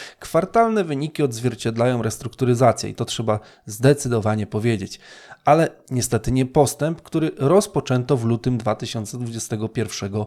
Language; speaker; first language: Polish; native; Polish